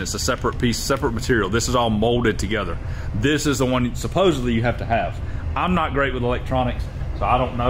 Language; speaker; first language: English; native; English